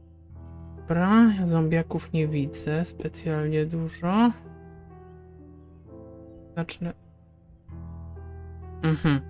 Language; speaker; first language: Polish; native; Polish